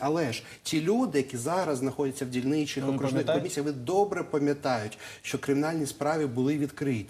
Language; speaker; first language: Ukrainian; native; Ukrainian